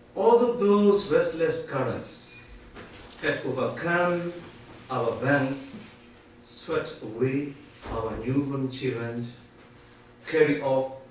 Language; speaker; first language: English; non-native, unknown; Burmese